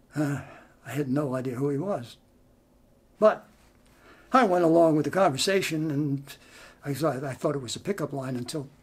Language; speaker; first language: English; native; English